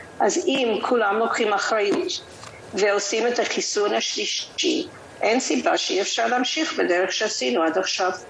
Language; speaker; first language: Hebrew; non-native, fluent; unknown